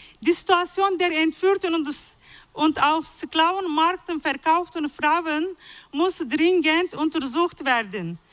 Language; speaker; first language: German; non-native, fluent; Arabic